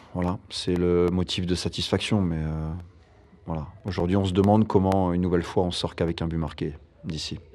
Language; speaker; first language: French; native; French